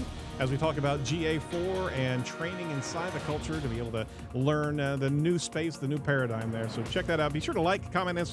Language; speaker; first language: English; native; English